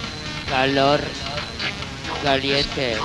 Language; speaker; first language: Spanish; non-native, learner; Italian